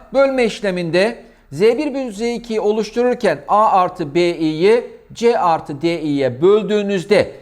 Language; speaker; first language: Turkish; native; Turkish